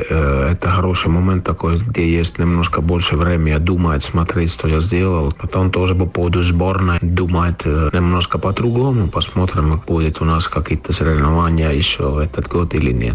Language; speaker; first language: Russian; non-native, learner; Finnish